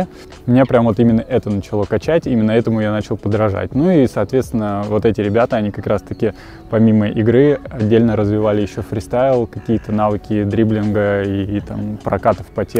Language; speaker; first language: Russian; native; Russian